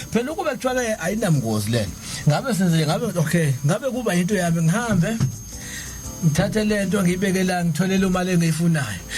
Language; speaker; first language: Zulu; native; Zulu